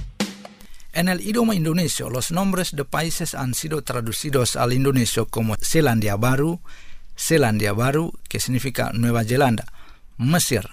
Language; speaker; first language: Spanish; non-native, fluent; Indonesian